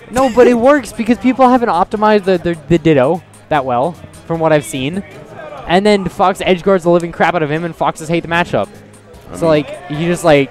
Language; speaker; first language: English; native; English